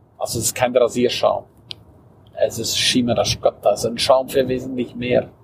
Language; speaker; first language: German; non-native, local second language; Romansh